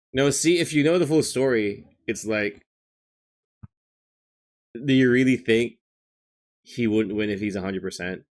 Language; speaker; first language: English; native; English